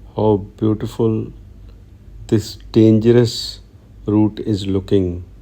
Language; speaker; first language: English; non-native, local second language; Hindi